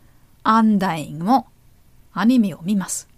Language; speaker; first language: Japanese; non-native, learner; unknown